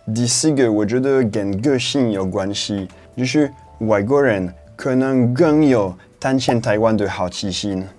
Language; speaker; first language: Chinese; non-native, fluent; French